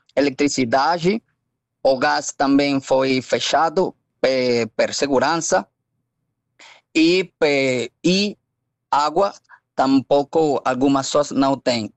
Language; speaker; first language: Portuguese; non-native, fluent; Spanish